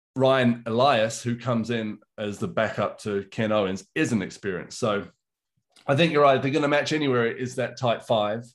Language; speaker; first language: English; native; English